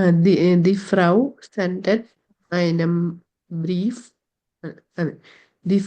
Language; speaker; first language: German; non-native, learner; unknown